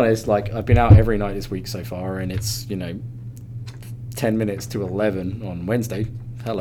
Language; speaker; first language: English; native; English